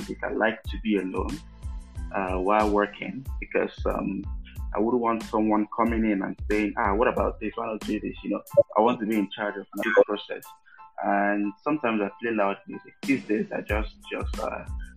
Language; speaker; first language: English; non-native, local second language; Igbo